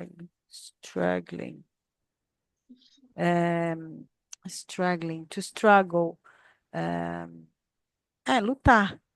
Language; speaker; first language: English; non-native, fluent; Portuguese